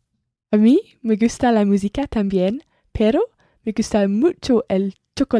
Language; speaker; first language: Spanish; non-native, learner; English